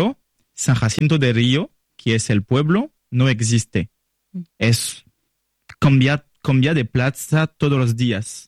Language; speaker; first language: Spanish; non-native, learner; French